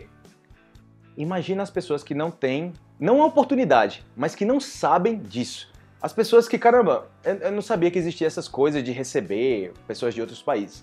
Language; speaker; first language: Portuguese; native; Portuguese